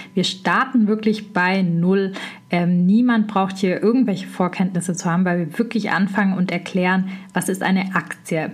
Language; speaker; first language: German; native; German